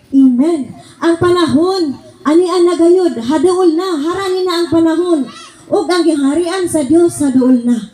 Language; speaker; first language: Cebuano; non-native, local second language; Waray